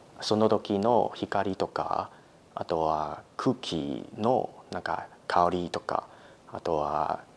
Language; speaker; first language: Japanese; non-native, fluent; Chinese